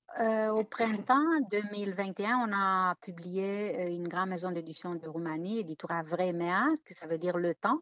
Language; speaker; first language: French; non-native, fluent; Romanian